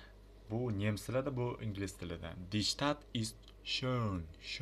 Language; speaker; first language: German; non-native, fluent; Uzbek